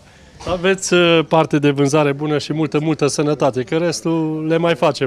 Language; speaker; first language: Romanian; native; Romanian